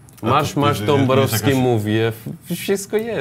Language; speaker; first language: Polish; non-native, learner; Persian